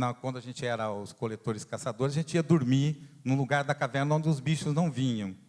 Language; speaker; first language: Portuguese; non-native, fluent; Italian